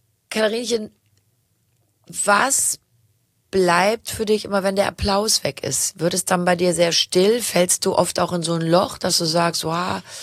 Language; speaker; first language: German; native; German